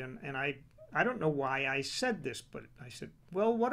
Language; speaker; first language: English; native; English